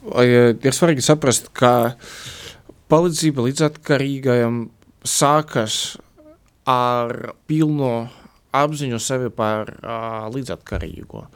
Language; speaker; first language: Latvian; non-native, local second language; Russian